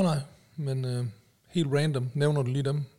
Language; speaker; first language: Danish; native; Danish